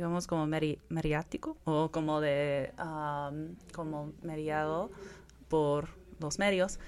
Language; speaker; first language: Spanish; non-native, fluent; English